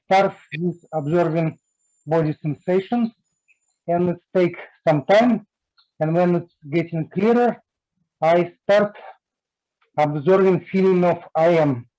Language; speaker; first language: English; non-native, learner; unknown